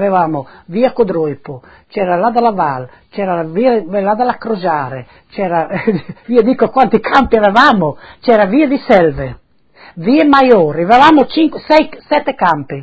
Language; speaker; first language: Italian; non-native, local second language; Friulian